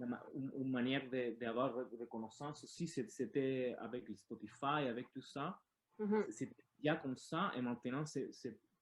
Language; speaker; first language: French; non-native, learner; Spanish